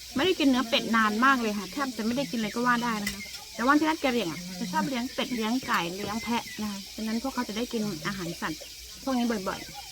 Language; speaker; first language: Thai; non-native, local second language; Karen languages